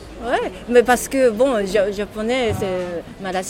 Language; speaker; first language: French; non-native, learner; Japanese